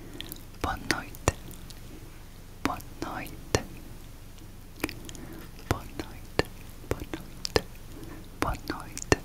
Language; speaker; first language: Portuguese; non-native, learner; Turkish